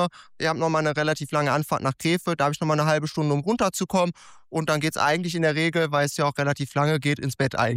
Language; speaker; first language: German; native; German